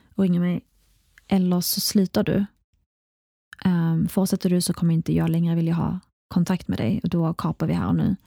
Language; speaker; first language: Swedish; early bilingual, other home language; Arabic